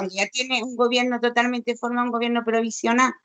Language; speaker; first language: Spanish; native; Spanish